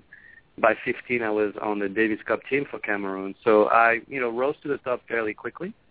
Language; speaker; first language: English; non-native, local second language; French